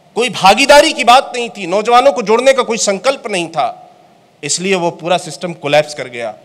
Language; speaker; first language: Hindi; native; Hindi